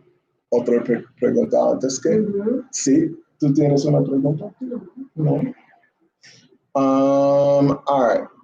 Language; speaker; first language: Spanish; non-native, learner; English